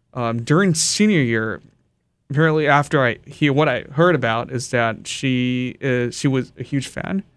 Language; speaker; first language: English; early bilingual, other home language; Japanese